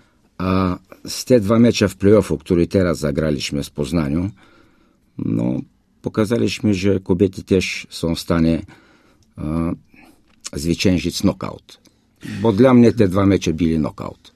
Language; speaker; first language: Polish; non-native, fluent; Bulgarian